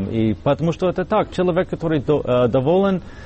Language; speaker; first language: Russian; non-native, fluent; English